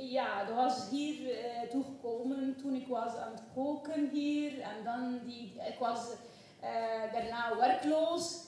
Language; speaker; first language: Dutch; non-native, learner; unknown